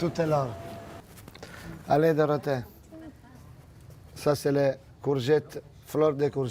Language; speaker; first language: French; non-native, fluent; Italian